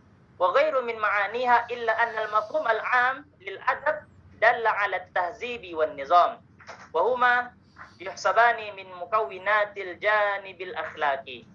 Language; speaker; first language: Arabic; non-native, learner; Indonesian